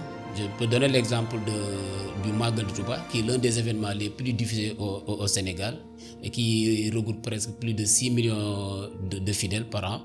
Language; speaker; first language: French; non-native, local second language; Wolof